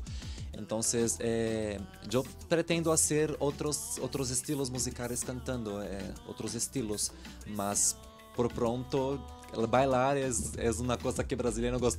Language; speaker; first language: Spanish; non-native, learner; Portuguese